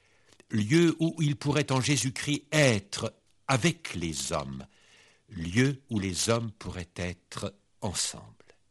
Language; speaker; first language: French; native; French